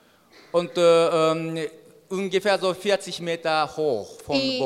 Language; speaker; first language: German; non-native, learner; Japanese